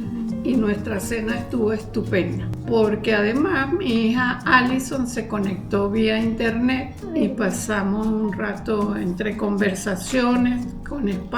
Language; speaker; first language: Spanish; native; Spanish